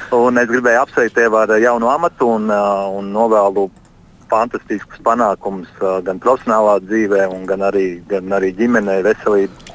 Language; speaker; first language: Latvian; non-native, local second language; Russian